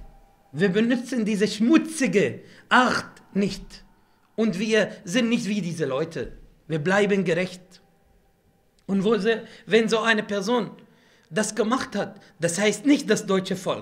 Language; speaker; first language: German; non-native, fluent; Arabic